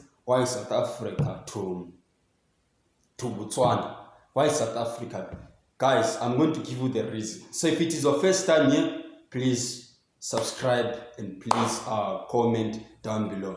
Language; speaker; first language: English; non-native, local second language; Zulu